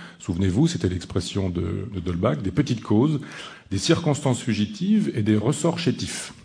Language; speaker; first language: French; native; French